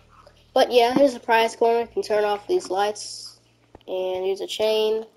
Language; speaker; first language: English; native; English